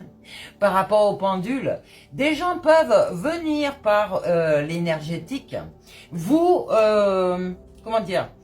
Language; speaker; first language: French; native; French